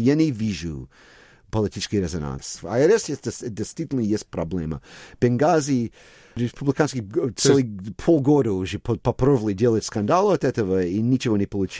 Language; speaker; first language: Russian; non-native, fluent; English